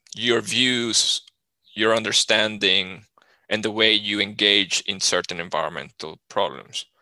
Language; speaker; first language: English; non-native, fluent; Spanish